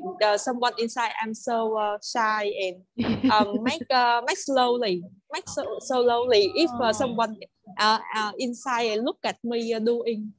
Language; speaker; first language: English; non-native, learner; Vietnamese